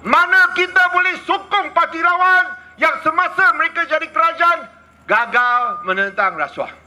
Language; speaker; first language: Malay; non-native, local second language; Chinese